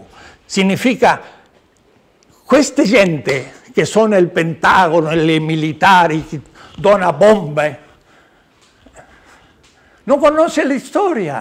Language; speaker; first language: Italian; non-native, learner; Spanish